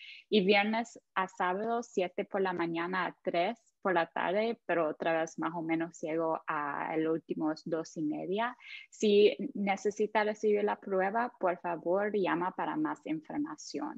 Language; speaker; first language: Spanish; non-native, fluent; English